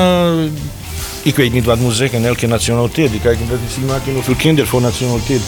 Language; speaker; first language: Dutch; non-native, learner; Bosnian